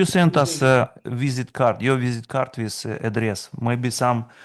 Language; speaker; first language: English; non-native, fluent; Russian